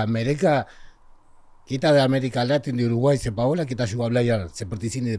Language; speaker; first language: Indonesian; non-native, learner; Spanish